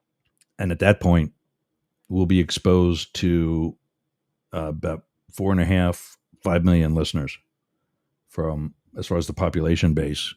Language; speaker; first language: English; native; English